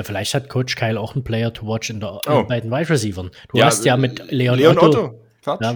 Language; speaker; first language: German; native; German